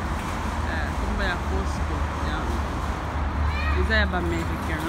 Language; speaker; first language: French; non-native, local second language; Lingala